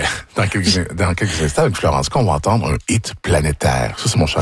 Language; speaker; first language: French; native; French